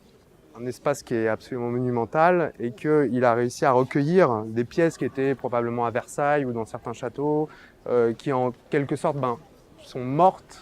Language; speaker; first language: French; native; French